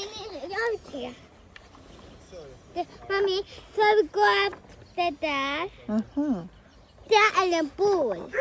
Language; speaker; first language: Swedish; early bilingual, other home language; Mongolian